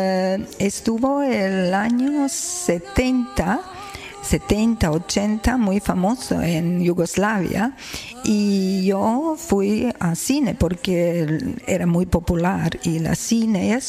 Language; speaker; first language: Spanish; non-native, learner; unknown